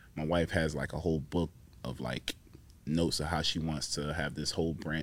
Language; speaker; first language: English; native; English